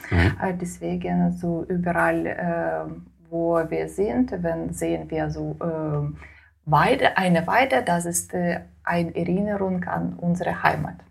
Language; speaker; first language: German; non-native, learner; Ukrainian